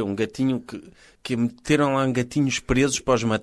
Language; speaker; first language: Portuguese; native; Portuguese